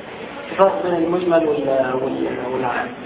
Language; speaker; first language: Arabic; native; Arabic